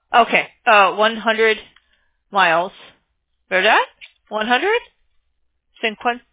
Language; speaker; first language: Spanish; non-native, learner; English